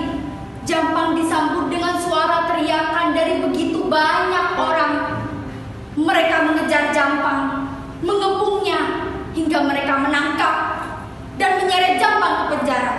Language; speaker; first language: Indonesian; native; Indonesian